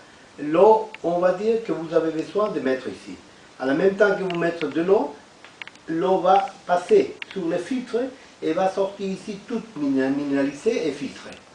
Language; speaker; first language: French; non-native, fluent; Spanish